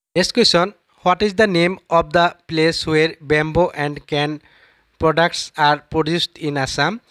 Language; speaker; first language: English; non-native, local second language; Assamese